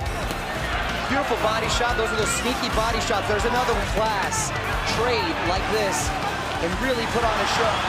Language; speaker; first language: English; native; English